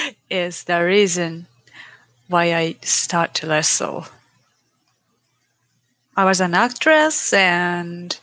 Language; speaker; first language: English; non-native, learner; Japanese